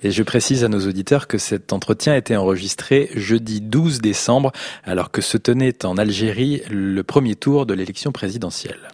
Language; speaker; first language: French; native; French